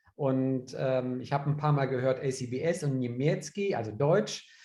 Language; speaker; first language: German; native; German